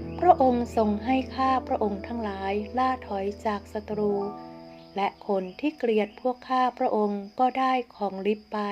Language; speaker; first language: Thai; native; Thai